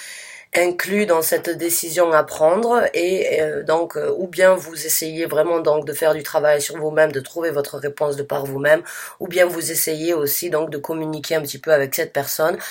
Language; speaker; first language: French; native; French